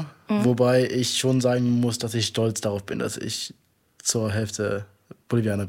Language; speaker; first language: German; native; German